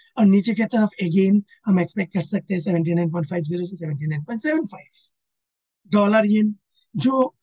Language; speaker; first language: Hindi; non-native, local second language; Assamese